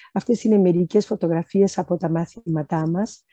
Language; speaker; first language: Greek; early bilingual, other home language; Spanish